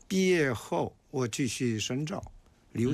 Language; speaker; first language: Chinese; non-native, fluent; Korean